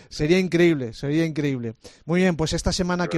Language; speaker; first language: Spanish; native; Spanish